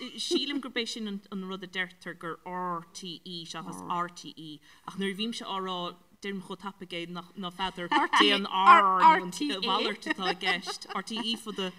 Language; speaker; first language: Irish; native; Irish